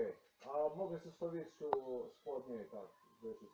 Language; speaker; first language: Polish; non-native, learner; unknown